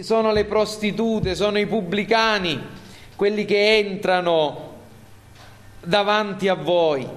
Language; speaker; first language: Italian; native; Italian